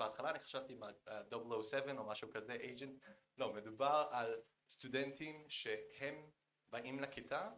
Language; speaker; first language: Hebrew; non-native, fluent; Korean